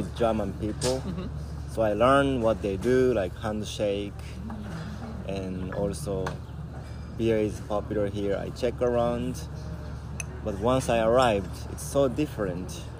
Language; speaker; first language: English; non-native, learner; Japanese